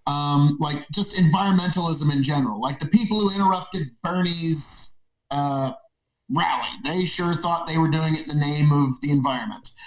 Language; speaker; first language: English; native; English